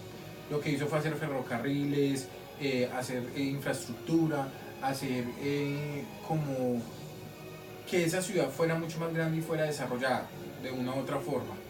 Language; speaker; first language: Spanish; native; Spanish